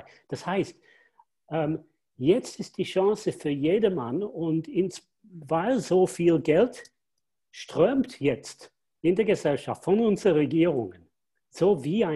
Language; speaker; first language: German; non-native, fluent; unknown